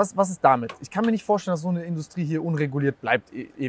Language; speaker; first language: German; native; German